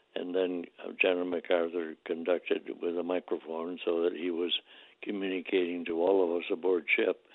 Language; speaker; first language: English; native; English